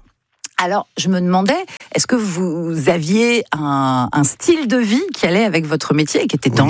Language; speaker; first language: French; native; French